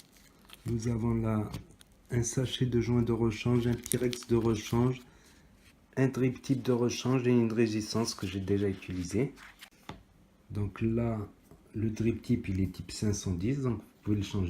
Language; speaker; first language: French; native; French